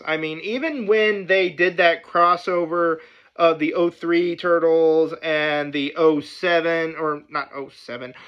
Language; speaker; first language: English; native; English